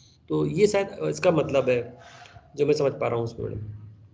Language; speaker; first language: Hindi; native; Hindi